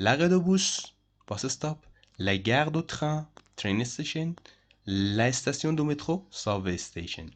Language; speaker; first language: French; non-native, fluent; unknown